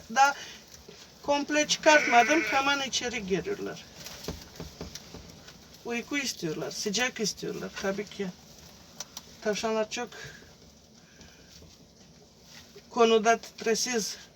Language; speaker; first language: Turkish; non-native, fluent; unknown